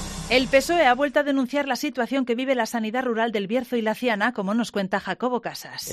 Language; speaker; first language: Spanish; native; Spanish